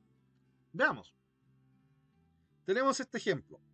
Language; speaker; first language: Spanish; native; Spanish